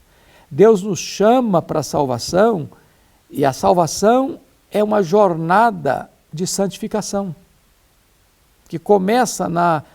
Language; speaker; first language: Portuguese; native; Portuguese